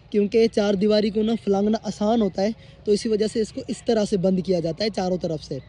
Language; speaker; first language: Urdu; non-native, local second language; Sindhi